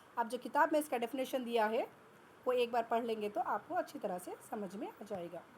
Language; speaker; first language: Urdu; native; Urdu